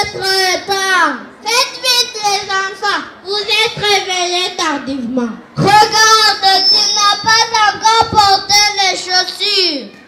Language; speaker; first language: French; non-native, local second language; Kinyarwanda